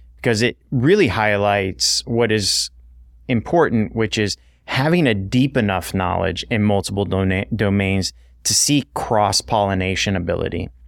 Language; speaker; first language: English; native; English